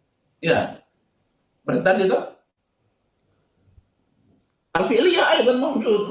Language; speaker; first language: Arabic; non-native, fluent; Indonesian